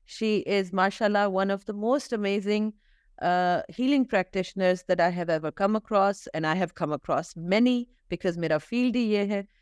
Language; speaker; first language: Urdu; early bilingual, heritage; Urdu